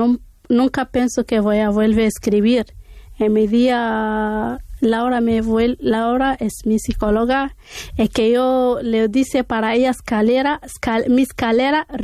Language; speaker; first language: Spanish; non-native, learner; Arabic